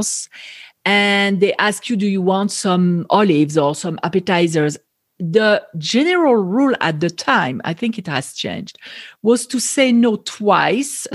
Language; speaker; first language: English; non-native, fluent; French